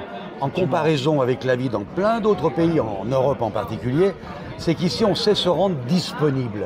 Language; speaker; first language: French; native; French